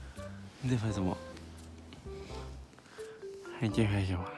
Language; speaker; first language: Chinese; non-native, learner; Japanese